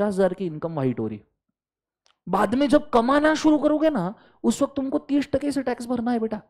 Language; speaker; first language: Hindi; non-native, local second language; Marathi